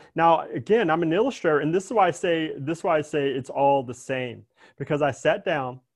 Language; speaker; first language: English; native; English